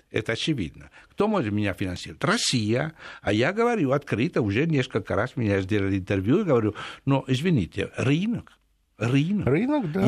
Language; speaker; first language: Russian; non-native, fluent; Italian